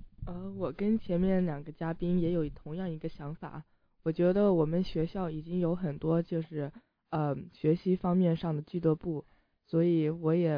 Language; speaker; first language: Chinese; early bilingual, heritage; Chinese